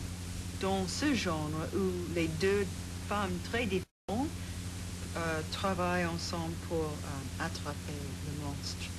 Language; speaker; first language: French; non-native, fluent; English